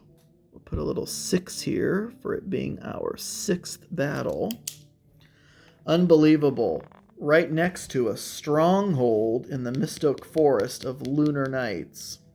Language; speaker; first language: English; native; English